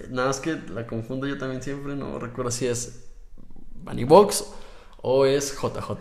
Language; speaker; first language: Spanish; native; Spanish